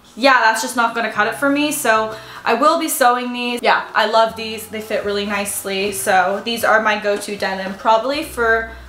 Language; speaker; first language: English; native; English